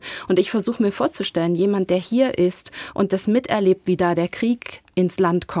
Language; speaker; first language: German; native; German